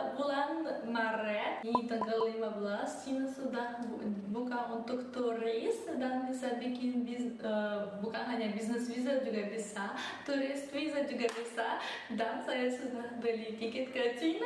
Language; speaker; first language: Indonesian; early bilingual, other home language; Russian